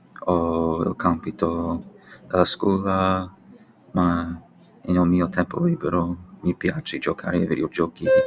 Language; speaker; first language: Italian; non-native, learner; English